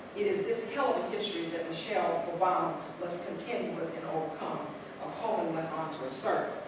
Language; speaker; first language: English; native; English